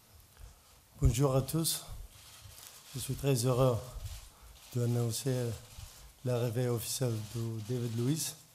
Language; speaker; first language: French; non-native, learner; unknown